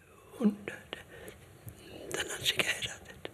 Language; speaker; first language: German; non-native, fluent; Hungarian